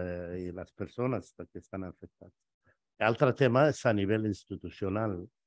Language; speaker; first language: Catalan; non-native, fluent; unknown